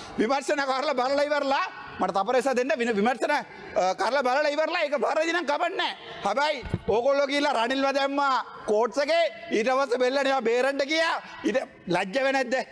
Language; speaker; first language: Sinhala; non-native, local second language; Tamil